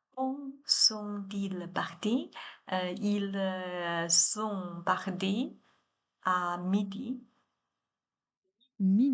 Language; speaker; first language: French; non-native, learner; Chinese